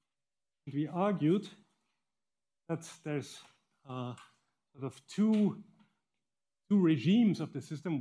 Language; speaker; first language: English; non-native, fluent; German